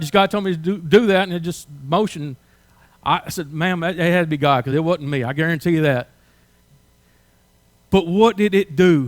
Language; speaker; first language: English; native; English